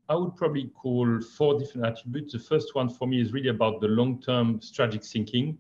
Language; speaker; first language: English; non-native, fluent; French